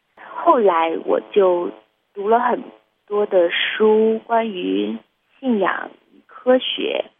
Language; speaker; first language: Chinese; native; Chinese